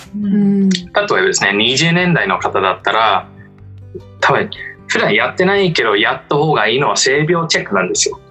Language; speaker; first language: Japanese; non-native, fluent; English